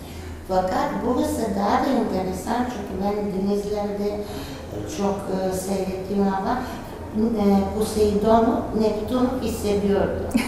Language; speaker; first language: Turkish; non-native, fluent; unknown